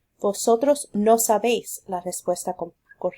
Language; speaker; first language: Spanish; non-native, fluent; English